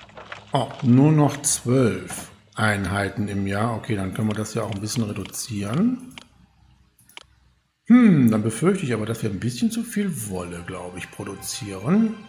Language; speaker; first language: German; native; German